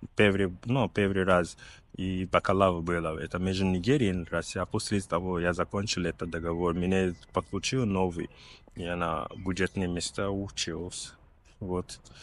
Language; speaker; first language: Russian; non-native, learner; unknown